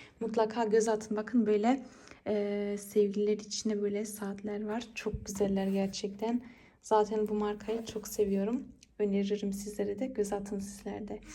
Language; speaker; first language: Turkish; early bilingual, heritage; Turkish